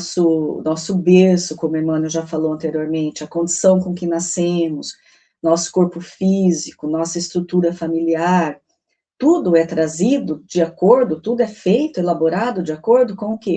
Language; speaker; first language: Portuguese; native; Portuguese